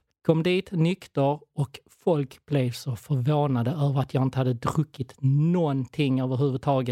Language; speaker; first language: Swedish; native; Swedish